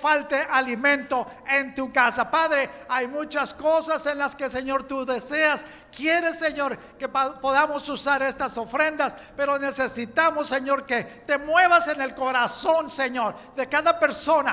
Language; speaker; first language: Spanish; native; Spanish